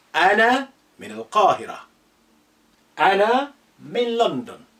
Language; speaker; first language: Arabic; non-native, fluent; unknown